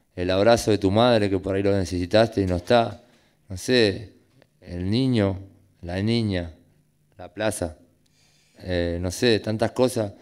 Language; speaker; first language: Spanish; native; Spanish